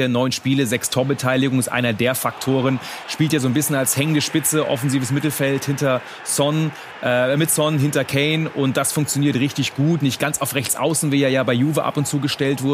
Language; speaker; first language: German; native; German